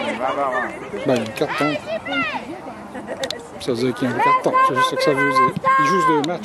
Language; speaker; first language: French; native; French